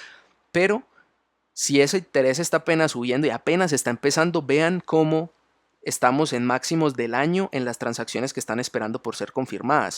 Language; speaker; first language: Spanish; native; Spanish